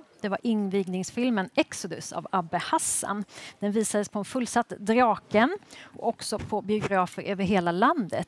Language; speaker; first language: Swedish; native; Swedish